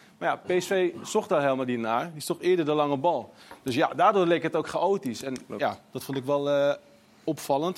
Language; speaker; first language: Dutch; native; Dutch